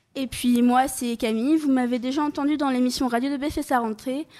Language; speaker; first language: French; native; French